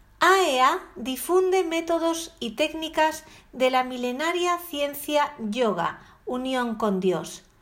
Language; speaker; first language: Spanish; native; Spanish